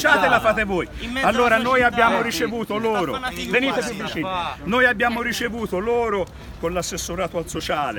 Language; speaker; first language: Italian; native; Italian